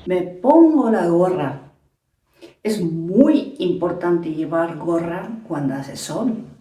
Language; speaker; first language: Spanish; non-native, fluent; Japanese